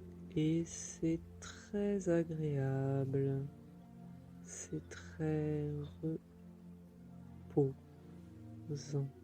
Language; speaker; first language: French; native; French